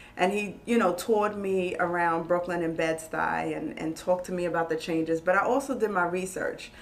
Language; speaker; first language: English; native; English